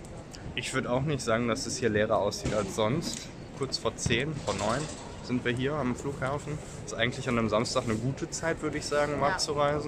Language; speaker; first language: German; native; German